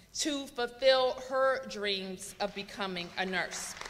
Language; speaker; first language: English; native; English